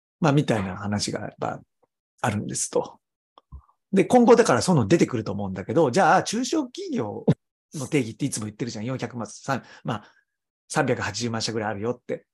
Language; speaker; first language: Japanese; native; Japanese